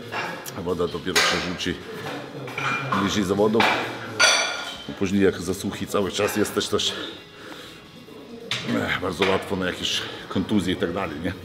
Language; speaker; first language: Polish; non-native, fluent; Lithuanian